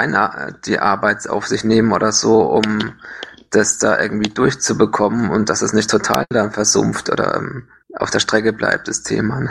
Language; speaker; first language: German; native; German